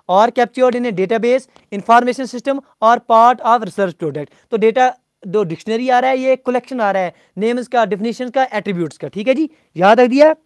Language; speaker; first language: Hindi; non-native, local second language; Punjabi